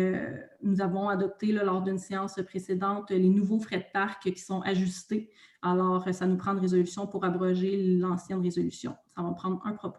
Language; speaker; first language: French; native; French